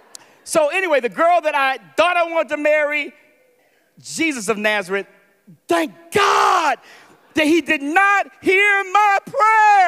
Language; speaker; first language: English; native; English